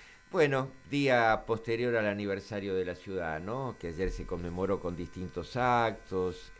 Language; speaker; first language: Spanish; native; Spanish